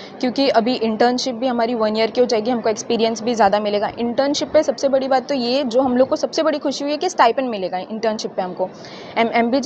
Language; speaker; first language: Hindi; non-native, local second language; Gujarati